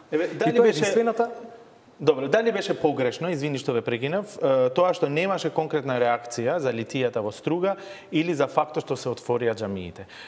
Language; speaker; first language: Macedonian; non-native, local second language; Albanian